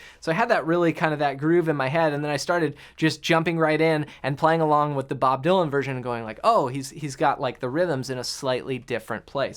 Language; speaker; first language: English; native; English